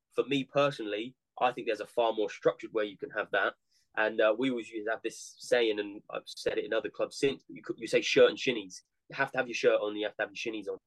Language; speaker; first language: English; native; English